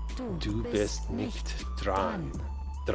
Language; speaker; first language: German; non-native, learner; English